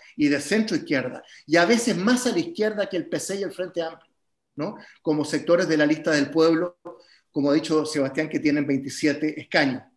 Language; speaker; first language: Spanish; native; Spanish